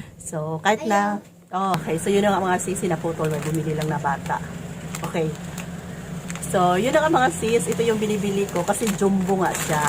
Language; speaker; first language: Filipino; native; Filipino